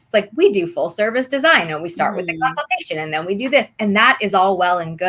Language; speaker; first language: English; native; English